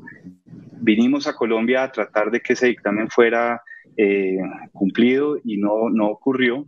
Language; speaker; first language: Spanish; native; Spanish